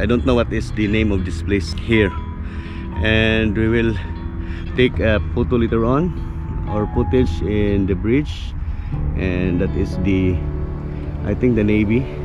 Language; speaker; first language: English; non-native, local second language; Filipino